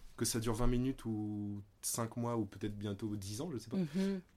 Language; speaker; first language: French; native; French